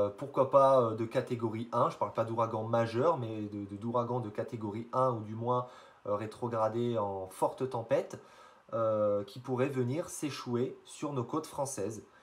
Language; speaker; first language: French; native; French